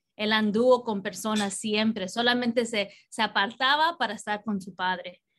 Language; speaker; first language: Spanish; early bilingual, heritage; Spanish